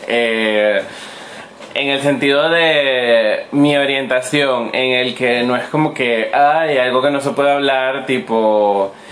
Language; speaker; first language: Spanish; native; Spanish